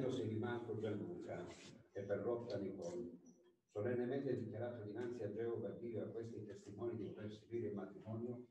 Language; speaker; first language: Italian; native; Italian